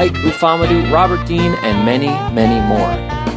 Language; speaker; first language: English; native; English